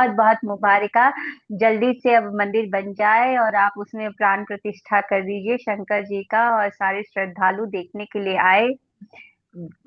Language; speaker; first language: Hindi; native; Hindi